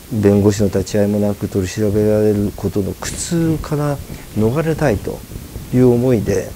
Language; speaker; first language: Japanese; native; Japanese